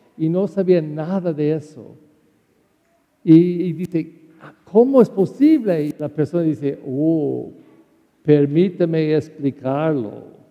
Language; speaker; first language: Spanish; non-native, learner; English